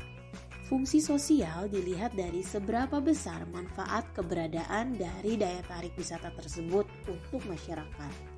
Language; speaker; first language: Indonesian; native; Indonesian